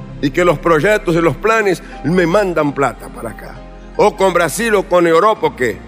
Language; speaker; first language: Spanish; non-native, fluent; Portuguese